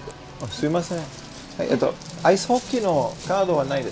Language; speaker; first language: Japanese; non-native, learner; English